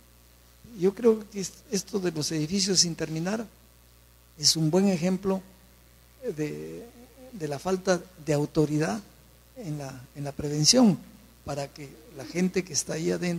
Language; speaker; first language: Spanish; native; Spanish